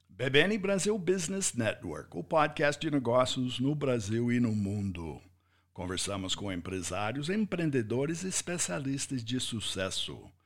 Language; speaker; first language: Portuguese; non-native, fluent; English